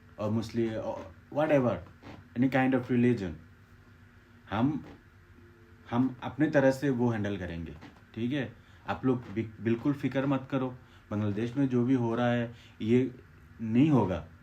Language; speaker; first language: Hindi; non-native, fluent; Bangla